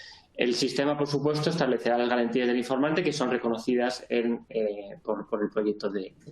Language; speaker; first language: Spanish; native; Spanish